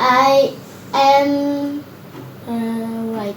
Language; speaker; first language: English; non-native, learner; Indonesian